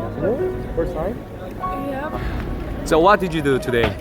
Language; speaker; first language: English; non-native, learner; Korean